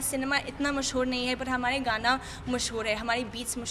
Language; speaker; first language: Hindi; non-native, fluent; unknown